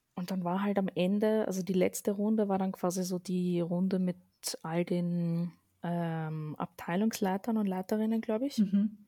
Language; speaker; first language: German; early bilingual, other home language; Arabic